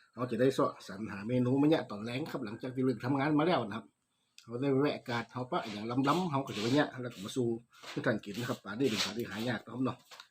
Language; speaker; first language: Thai; native; Thai